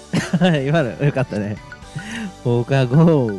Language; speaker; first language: Japanese; native; Japanese